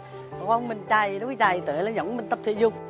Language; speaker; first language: Vietnamese; native; Vietnamese